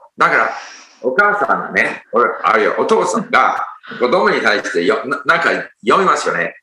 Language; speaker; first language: Japanese; non-native, fluent; English